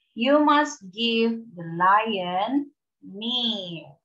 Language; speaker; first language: English; non-native, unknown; Indonesian